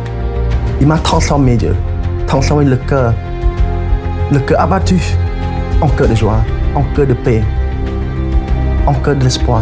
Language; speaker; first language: French; non-native, fluent; Khmer